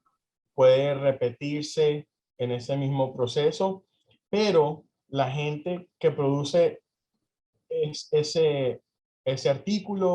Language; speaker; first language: Spanish; early bilingual, heritage; Spanish